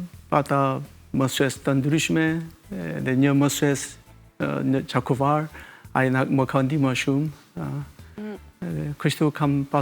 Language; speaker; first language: Albanian; non-native, fluent; Korean